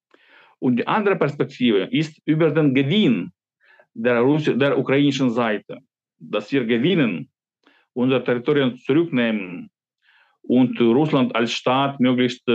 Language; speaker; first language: German; non-native, fluent; Ukrainian